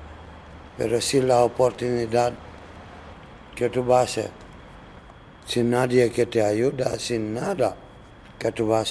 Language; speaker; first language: Spanish; non-native, learner; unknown